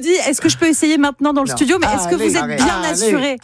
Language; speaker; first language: French; native; French